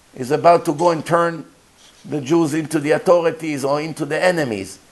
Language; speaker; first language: English; non-native, fluent; Hebrew